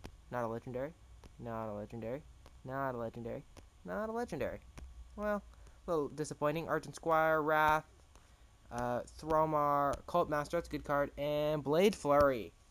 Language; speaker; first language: English; native; English